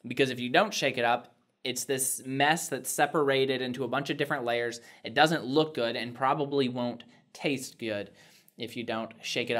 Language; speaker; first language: English; native; English